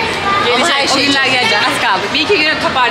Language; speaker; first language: Turkish; native; Turkish